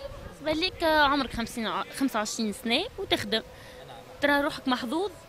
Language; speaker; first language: Arabic; native; Arabic